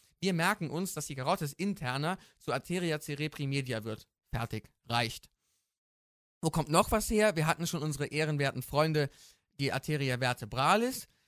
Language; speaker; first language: German; native; German